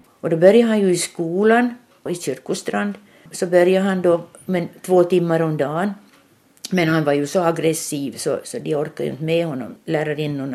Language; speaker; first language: Swedish; native; Swedish